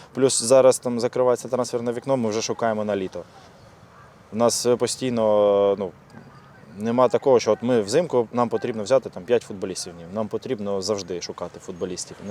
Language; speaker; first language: Ukrainian; non-native, local second language; Russian